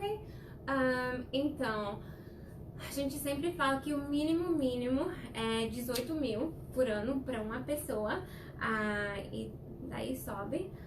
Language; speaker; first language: Portuguese; non-native, fluent; Spanish